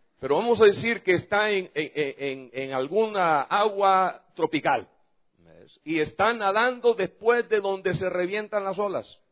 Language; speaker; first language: Spanish; non-native, fluent; English